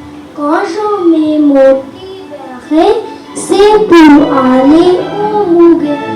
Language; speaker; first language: French; non-native, learner; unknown